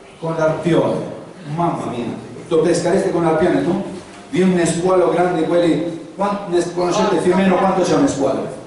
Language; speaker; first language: Italian; non-native, fluent; Spanish